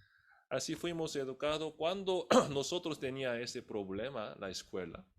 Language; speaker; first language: Spanish; non-native, fluent; Korean